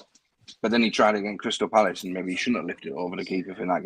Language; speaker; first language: English; native; English